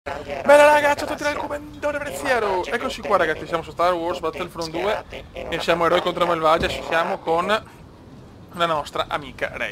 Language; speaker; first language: Italian; native; Italian